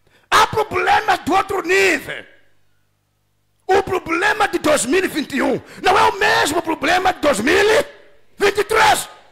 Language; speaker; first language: Portuguese; non-native, local second language; Tsonga